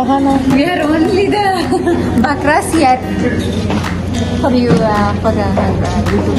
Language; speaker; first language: English; non-native, learner; Kannada